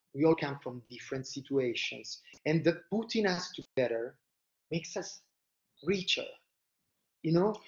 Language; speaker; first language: English; non-native, fluent; Italian